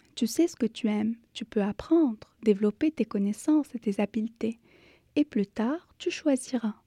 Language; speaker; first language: French; native; French